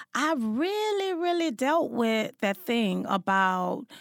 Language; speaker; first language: English; native; English